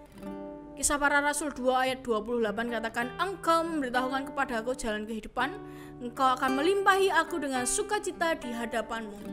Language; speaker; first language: Indonesian; native; Indonesian